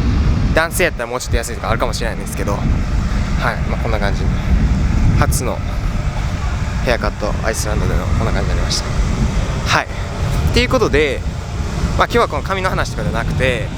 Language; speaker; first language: Japanese; native; Japanese